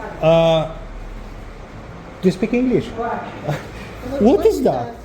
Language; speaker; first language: English; non-native, learner; Polish